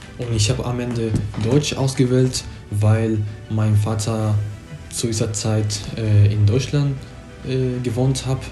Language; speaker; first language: German; non-native, fluent; Spanish